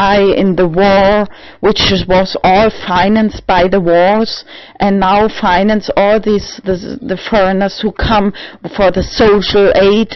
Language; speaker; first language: English; non-native, learner; German